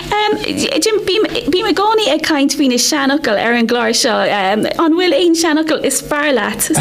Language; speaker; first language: Irish; non-native, local second language; English